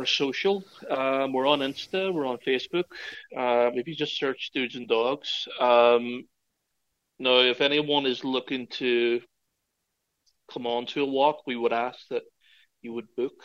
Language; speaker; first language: English; native; English